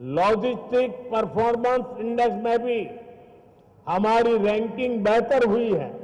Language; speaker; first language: Hindi; non-native, local second language; Gujarati